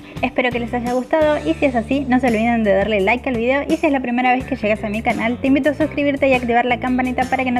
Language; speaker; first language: Spanish; native; Spanish